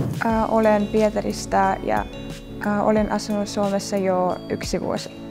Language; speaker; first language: Finnish; non-native, learner; Russian